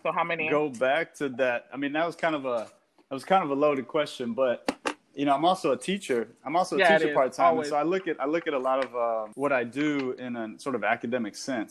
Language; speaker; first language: English; native; English